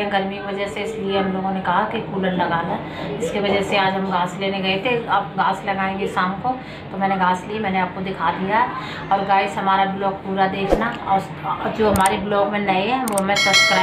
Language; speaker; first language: Hindi; native; Hindi